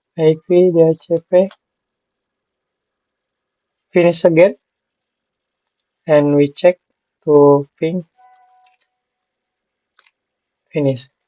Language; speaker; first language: English; non-native, learner; Indonesian